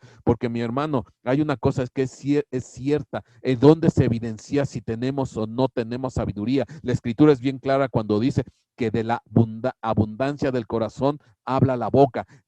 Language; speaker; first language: Spanish; native; Spanish